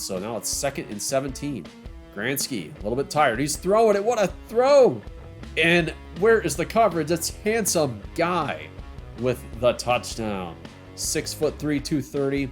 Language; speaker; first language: English; native; English